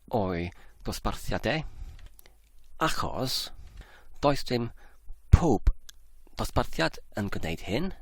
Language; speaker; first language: Welsh; non-native, learner; English